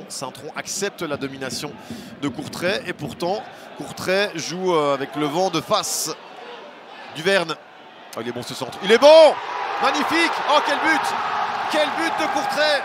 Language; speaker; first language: French; native; French